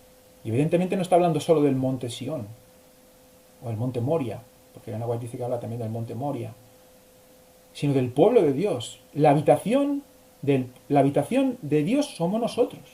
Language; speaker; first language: Spanish; native; Spanish